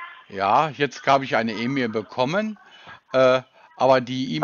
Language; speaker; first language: German; native; German